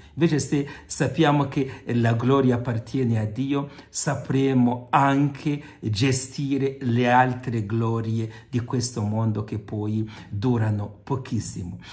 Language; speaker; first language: Italian; non-native, fluent; Kinyarwanda